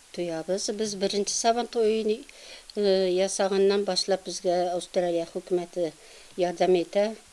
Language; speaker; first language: Tatar; early bilingual, heritage; Tatar